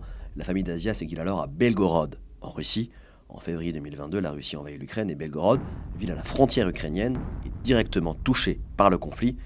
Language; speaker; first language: French; native; French